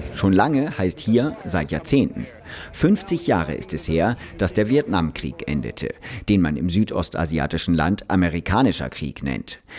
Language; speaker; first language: German; native; German